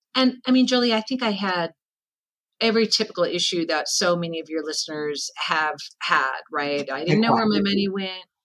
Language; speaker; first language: English; native; English